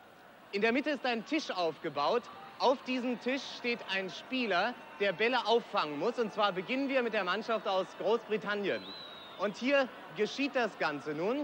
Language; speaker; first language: German; native; German